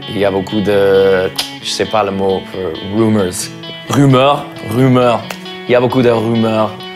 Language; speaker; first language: French; non-native, fluent; English